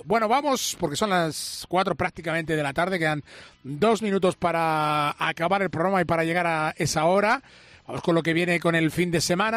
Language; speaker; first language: Spanish; native; Spanish